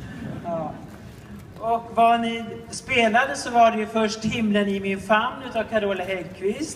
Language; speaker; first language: Swedish; native; Swedish